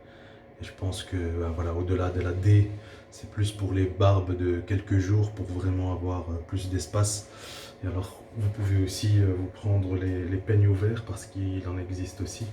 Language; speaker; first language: French; native; French